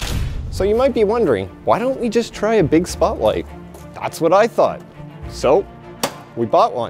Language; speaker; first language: English; native; English